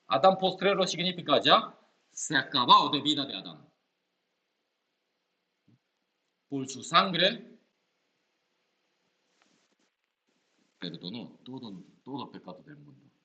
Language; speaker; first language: Spanish; non-native, learner; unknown